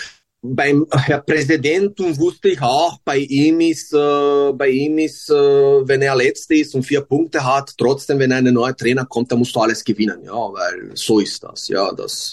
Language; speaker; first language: German; non-native, fluent; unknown